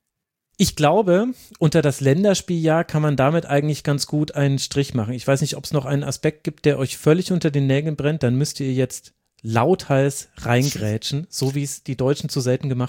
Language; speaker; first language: German; native; German